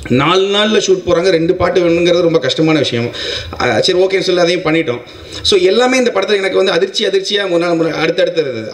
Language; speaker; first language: Tamil; native; Tamil